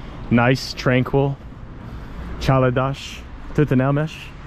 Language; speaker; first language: Hungarian; non-native, learner; English